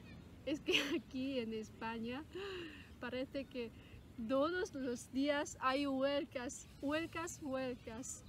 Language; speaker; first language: Spanish; non-native, fluent; Cantonese